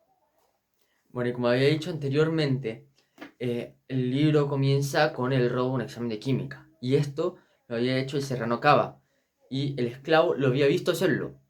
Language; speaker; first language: Spanish; native; Spanish